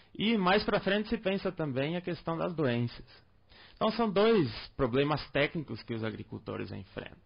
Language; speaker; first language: Portuguese; non-native, local second language; German